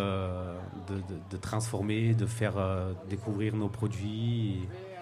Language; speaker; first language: French; native; French